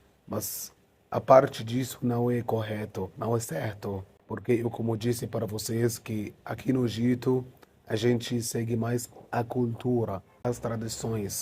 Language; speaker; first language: Portuguese; non-native, fluent; Arabic